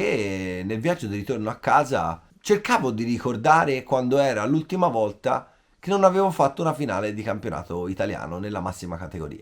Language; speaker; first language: Italian; native; Italian